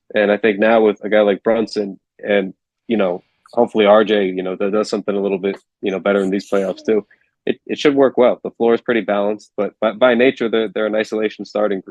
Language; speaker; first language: English; native; English